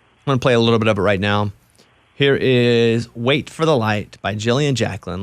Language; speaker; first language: English; native; English